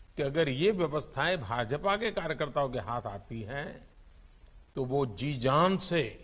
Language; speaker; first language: Hindi; non-native, local second language; Gujarati